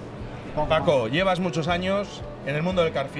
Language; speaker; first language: Spanish; native; Spanish